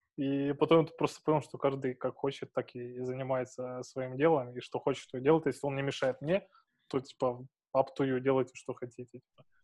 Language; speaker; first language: Russian; native; Russian